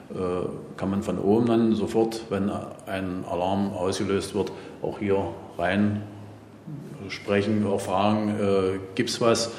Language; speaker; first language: German; native; German